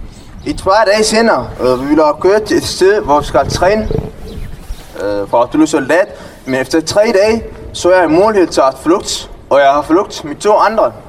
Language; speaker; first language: Danish; non-native, learner; Tigrinya